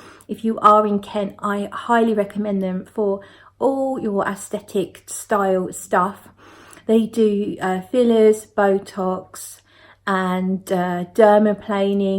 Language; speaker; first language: English; native; English